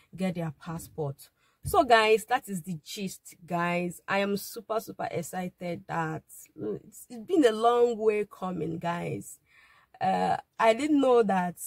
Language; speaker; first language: English; non-native, local second language; Igbo